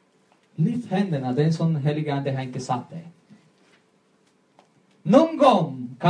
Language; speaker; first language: Swedish; non-native, learner; Spanish